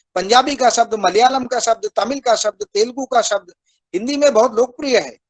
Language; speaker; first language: Hindi; native; Hindi